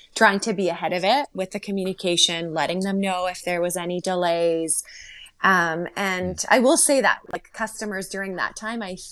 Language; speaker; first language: English; early bilingual, other home language; Slovak